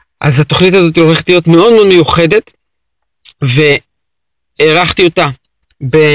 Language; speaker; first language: Hebrew; native; Hebrew